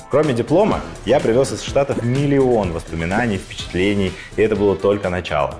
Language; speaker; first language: Russian; native; Russian